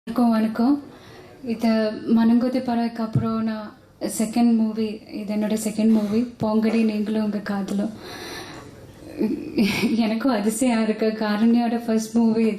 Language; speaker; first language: Tamil; non-native, learner; Malayalam